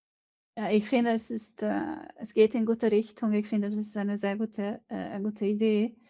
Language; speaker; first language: German; non-native, fluent; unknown